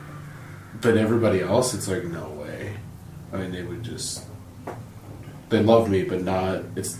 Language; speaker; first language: English; native; English